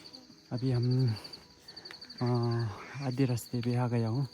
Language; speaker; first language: Hindi; non-native, local second language; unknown